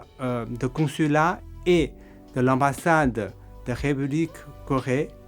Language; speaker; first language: French; non-native, fluent; Korean